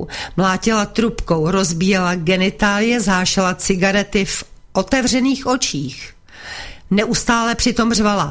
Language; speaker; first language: Czech; native; Czech